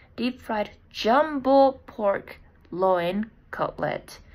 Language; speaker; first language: English; non-native, fluent; Japanese